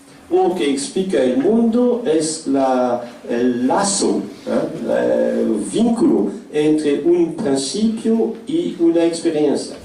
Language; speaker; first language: Spanish; non-native, fluent; French